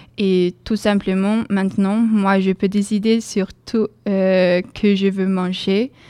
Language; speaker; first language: French; non-native, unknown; Swedish